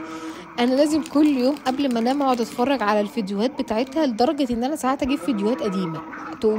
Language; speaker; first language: Arabic; native; Arabic